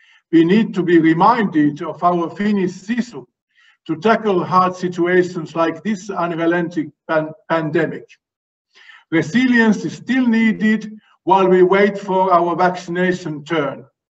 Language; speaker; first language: English; non-native, fluent; Finnish